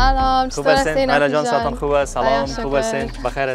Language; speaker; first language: Persian; native; Persian